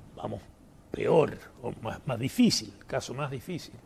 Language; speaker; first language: Spanish; early bilingual, heritage; Spanish